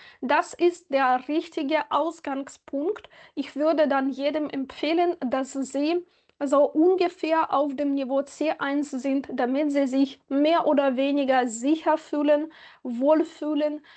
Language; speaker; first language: German; non-native, fluent; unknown